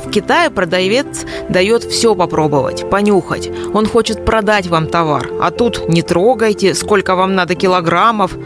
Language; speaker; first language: Russian; non-native, fluent; Chinese